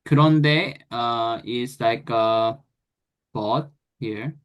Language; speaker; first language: English; non-native, fluent; Korean